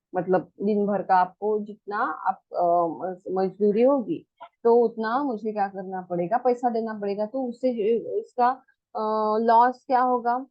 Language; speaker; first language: Hindi; non-native, local second language; Marathi